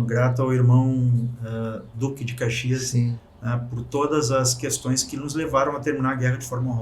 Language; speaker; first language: Portuguese; native; Portuguese